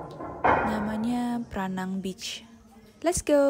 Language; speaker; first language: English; non-native, learner; Indonesian